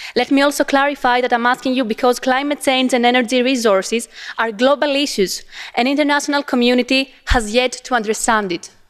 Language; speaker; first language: English; non-native, fluent; Arabic